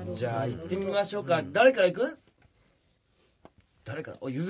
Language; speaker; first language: Japanese; native; Japanese